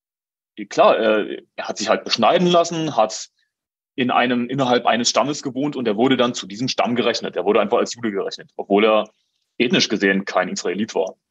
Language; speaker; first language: German; native; German